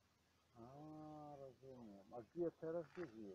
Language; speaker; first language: Polish; non-native, learner; Croatian